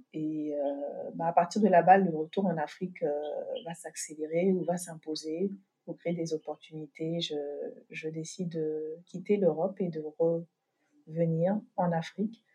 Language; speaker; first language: French; native; French